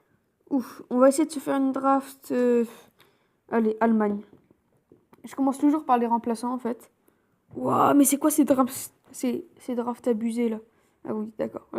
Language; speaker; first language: French; native; French